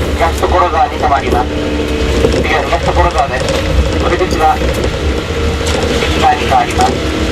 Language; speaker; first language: Japanese; native; Japanese